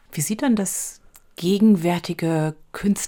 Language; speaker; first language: German; native; German